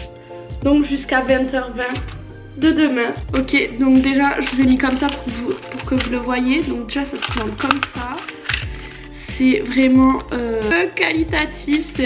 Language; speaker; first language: French; native; French